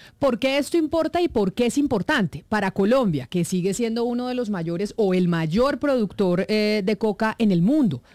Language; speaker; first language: Spanish; native; Spanish